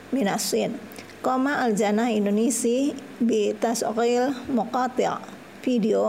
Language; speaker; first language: Arabic; non-native, learner; Indonesian